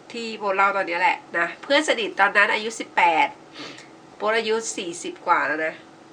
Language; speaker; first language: Thai; native; Thai